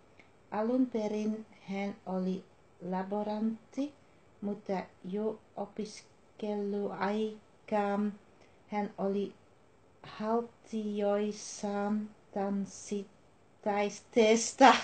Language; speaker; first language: Finnish; non-native, learner; Dutch